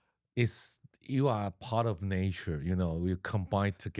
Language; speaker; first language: English; non-native, learner; Chinese